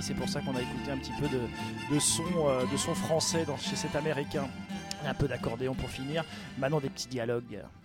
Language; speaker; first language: French; native; French